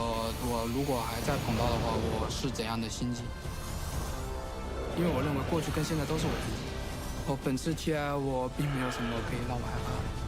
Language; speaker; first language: Chinese; native; Chinese